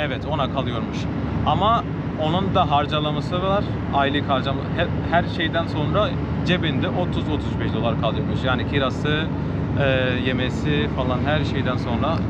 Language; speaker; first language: Turkish; non-native, learner; Bangla